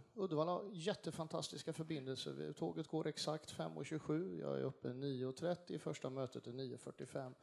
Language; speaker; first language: Swedish; native; Swedish